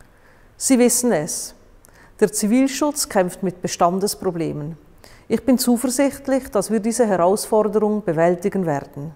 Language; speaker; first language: German; native; German